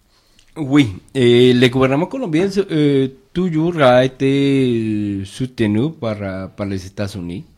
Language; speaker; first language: French; non-native, fluent; Spanish